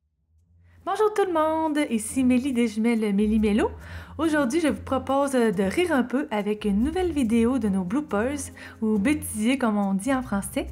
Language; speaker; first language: French; native; French